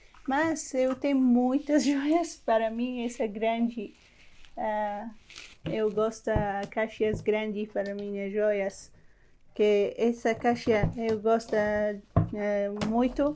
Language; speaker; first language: Portuguese; non-native, learner; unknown